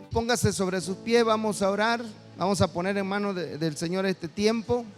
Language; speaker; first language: Spanish; native; Spanish